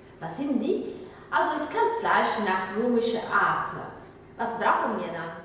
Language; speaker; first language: German; non-native, learner; Italian